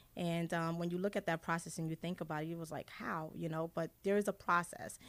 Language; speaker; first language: English; early bilingual, other home language; Haitian Creole